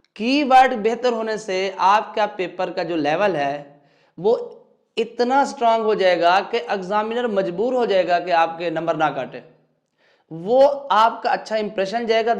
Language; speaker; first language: Urdu; non-native, local second language; Punjabi